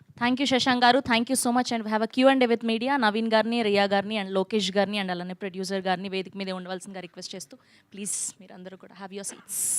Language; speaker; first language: Telugu; native; Telugu